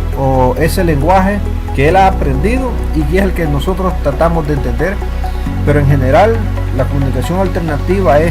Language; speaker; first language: Spanish; native; Spanish